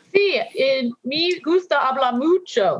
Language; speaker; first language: Spanish; non-native, learner; English